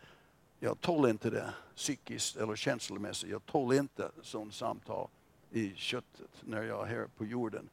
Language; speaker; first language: Swedish; non-native, fluent; English